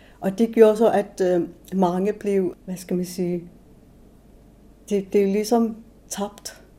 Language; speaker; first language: Danish; non-native, local second language; Kalaallisut